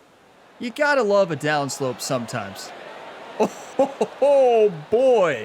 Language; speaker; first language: English; native; English